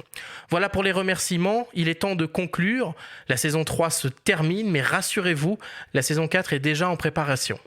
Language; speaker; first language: French; native; French